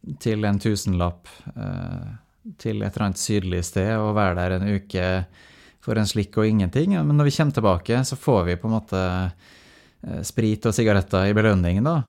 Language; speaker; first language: Norwegian; native; Norwegian